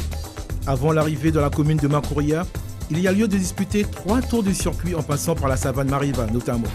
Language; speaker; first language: French; native; French